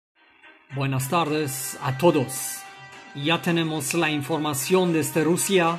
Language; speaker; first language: Spanish; non-native, fluent; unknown